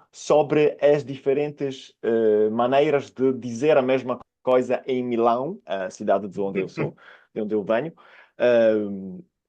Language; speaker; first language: Portuguese; non-native, fluent; Italian